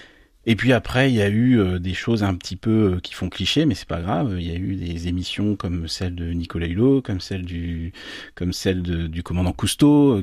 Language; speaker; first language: French; native; French